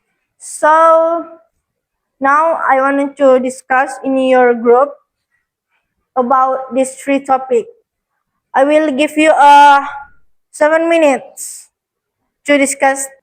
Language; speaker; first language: English; non-native, learner; Indonesian